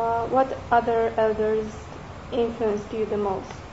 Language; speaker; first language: English; non-native, fluent; Romanian